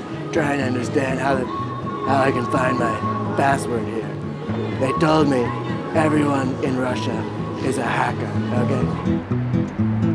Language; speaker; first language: English; native; English